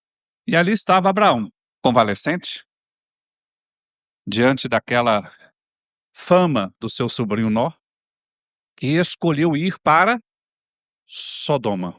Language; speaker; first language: Portuguese; native; Portuguese